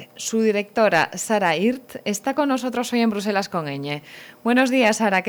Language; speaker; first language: Spanish; native; Spanish